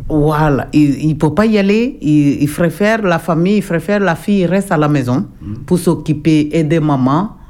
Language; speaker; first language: French; non-native, local second language; Jola-Fonyi